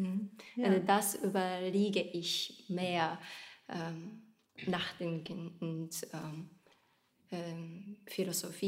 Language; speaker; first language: German; non-native, learner; Japanese